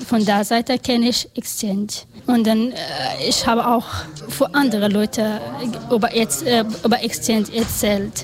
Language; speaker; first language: German; non-native, learner; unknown